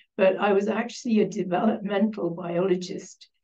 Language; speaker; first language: English; native; English